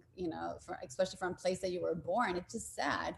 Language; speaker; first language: English; early bilingual, other home language; Polish